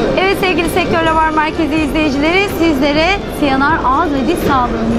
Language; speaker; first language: Turkish; native; Turkish